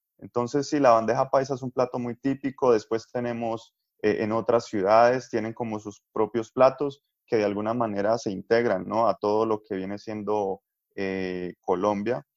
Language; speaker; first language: Spanish; native; Spanish